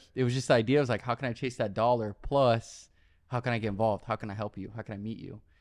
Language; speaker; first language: English; native; English